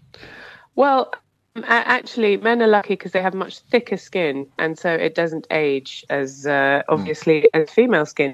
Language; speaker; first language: English; native; English